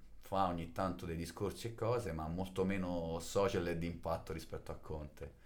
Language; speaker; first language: Italian; native; Italian